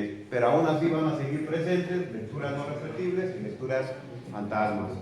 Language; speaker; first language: Spanish; native; Spanish